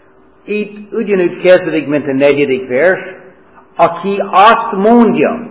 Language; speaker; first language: Hungarian; non-native, fluent; English